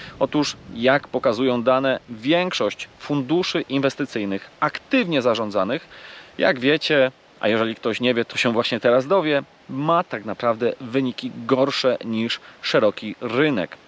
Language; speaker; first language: Polish; native; Polish